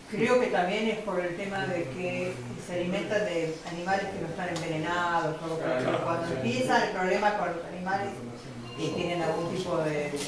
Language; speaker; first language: Spanish; native; Spanish